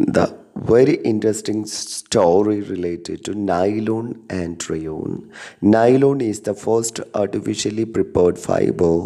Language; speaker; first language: English; non-native, local second language; Malayalam